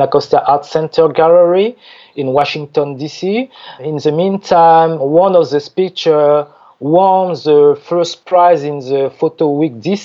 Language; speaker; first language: English; non-native, fluent; French